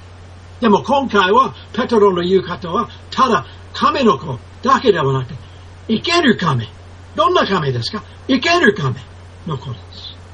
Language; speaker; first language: Japanese; non-native, fluent; English